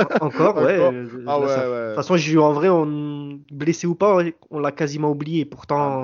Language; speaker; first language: French; native; French